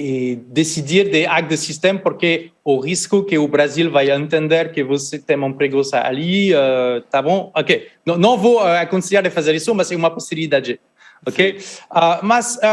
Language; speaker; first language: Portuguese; non-native, learner; French